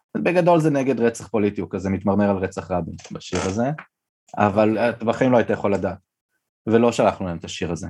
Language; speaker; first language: Hebrew; native; Hebrew